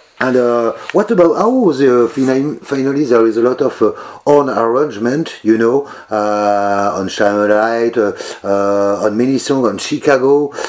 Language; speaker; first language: English; non-native, learner; French